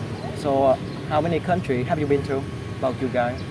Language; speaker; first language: English; non-native, learner; Vietnamese